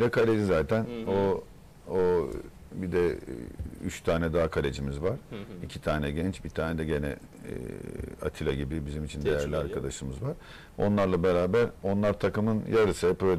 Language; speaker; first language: Turkish; native; Turkish